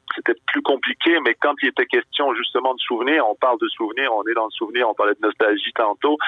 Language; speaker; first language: French; native; French